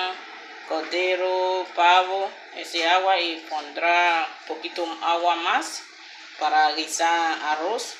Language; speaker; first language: Spanish; non-native, learner; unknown